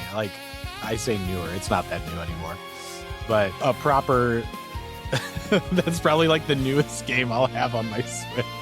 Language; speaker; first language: English; native; English